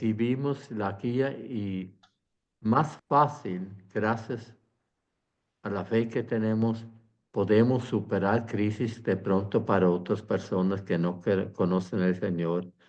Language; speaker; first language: Spanish; non-native, fluent; Swiss German